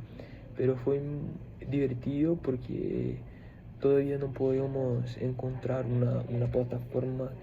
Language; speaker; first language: Spanish; non-native, fluent; Portuguese